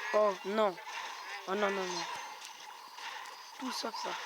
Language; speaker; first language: French; native; French